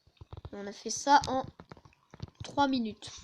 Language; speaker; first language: French; native; French